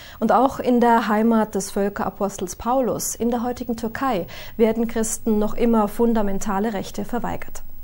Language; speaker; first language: German; native; German